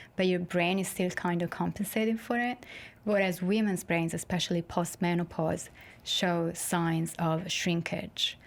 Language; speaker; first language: English; non-native, fluent; Italian